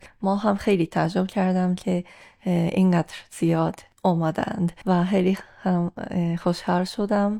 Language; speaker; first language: Persian; non-native, fluent; Japanese